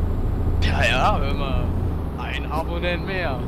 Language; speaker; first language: German; native; German